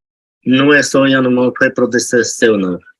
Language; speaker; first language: Portuguese; non-native, local second language; Yanomámi